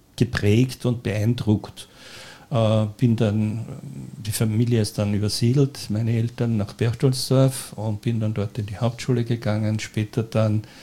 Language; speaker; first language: German; native; German